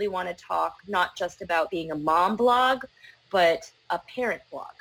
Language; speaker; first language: English; native; English